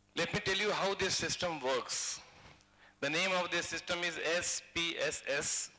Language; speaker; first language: English; non-native, local second language; Hindi